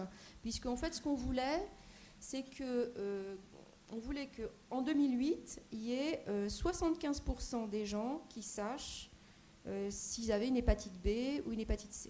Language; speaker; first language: French; native; French